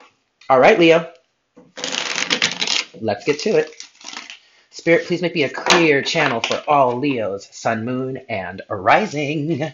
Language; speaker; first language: English; native; English